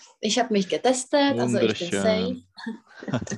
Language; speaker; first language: German; non-native, fluent; Czech